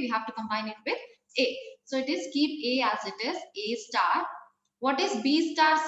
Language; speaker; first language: English; non-native, local second language; Kannada